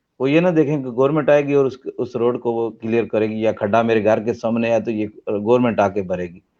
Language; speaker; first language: Urdu; non-native, local second language; Punjabi